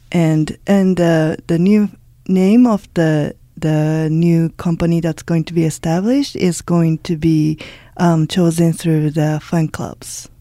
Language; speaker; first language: English; early bilingual, other home language; Japanese